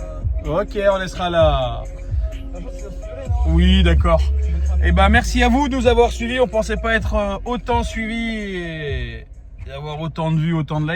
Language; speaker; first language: French; native; French